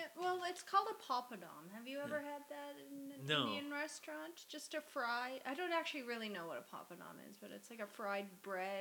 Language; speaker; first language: English; native; English